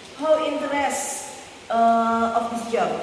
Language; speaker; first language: English; non-native, fluent; Indonesian